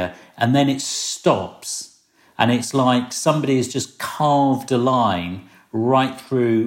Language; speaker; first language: English; native; English